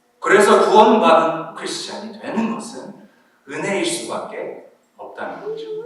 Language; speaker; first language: Korean; early bilingual, heritage; Korean